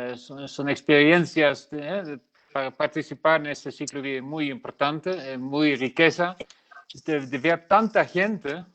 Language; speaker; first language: Spanish; non-native, learner; Dutch